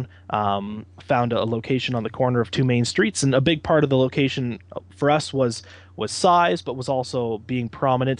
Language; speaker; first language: English; native; English